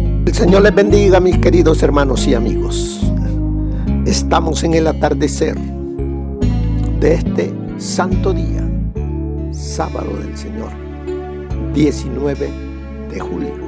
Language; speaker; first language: Spanish; native; Spanish